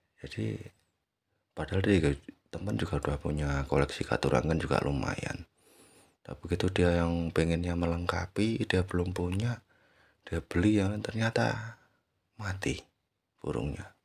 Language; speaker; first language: Indonesian; native; Indonesian